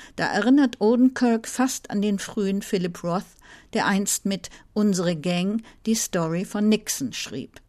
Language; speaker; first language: German; native; German